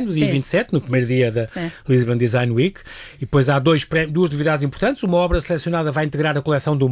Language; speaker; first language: Portuguese; native; Portuguese